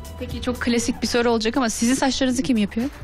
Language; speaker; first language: Turkish; native; Turkish